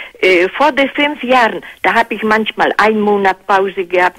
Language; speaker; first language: German; non-native, fluent; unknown